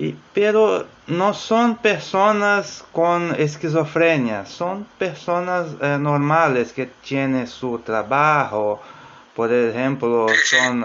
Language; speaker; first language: Spanish; non-native, fluent; Portuguese